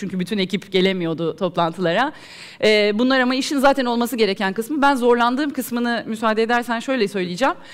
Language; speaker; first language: Turkish; native; Turkish